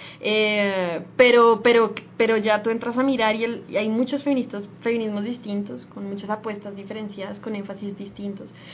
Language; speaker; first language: Spanish; native; Spanish